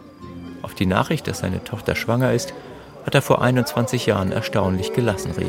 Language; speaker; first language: German; native; German